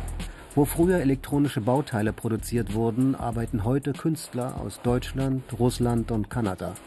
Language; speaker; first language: German; native; German